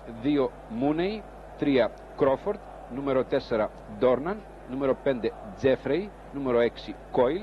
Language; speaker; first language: Greek; native; Greek